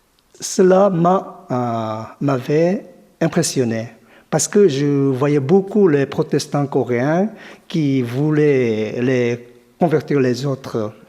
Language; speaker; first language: French; non-native, fluent; Korean